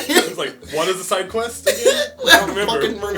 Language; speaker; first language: English; native; English